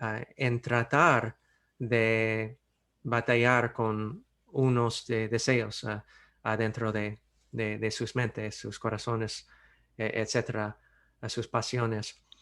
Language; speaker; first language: Spanish; non-native, fluent; English